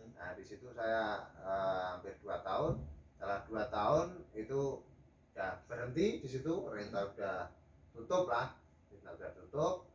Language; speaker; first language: Indonesian; native; Indonesian